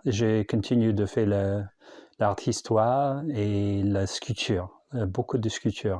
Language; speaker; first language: French; non-native, learner; English